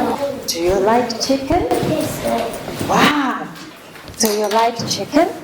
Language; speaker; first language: English; non-native, learner; Mongolian